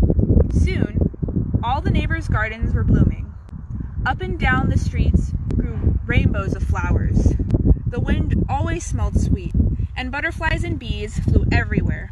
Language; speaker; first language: English; native; English